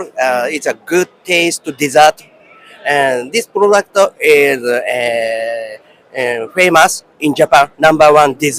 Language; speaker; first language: English; non-native, learner; Japanese